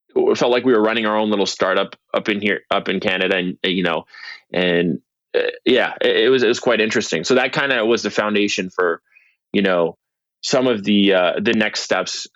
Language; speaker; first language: English; native; English